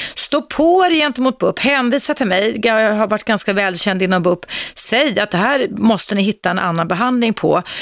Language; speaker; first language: Swedish; native; Swedish